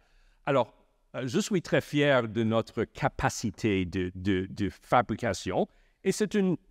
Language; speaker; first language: French; non-native, local second language; English